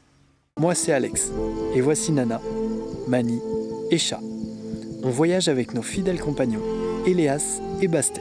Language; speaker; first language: French; native; French